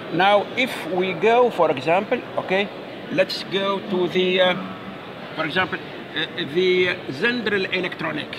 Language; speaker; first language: English; non-native, fluent; Arabic